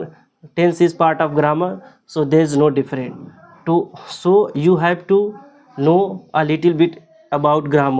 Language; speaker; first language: English; non-native, local second language; Hindi